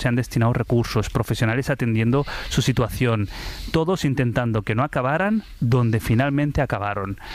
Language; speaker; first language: Spanish; early bilingual, other home language; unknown